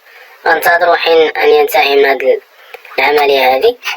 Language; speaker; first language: Arabic; native; Arabic